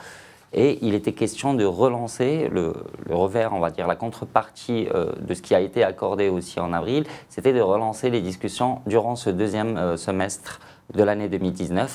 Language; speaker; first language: French; non-native, local second language; Arabic